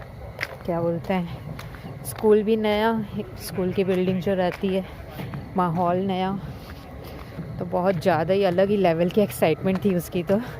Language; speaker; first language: Hindi; native; Hindi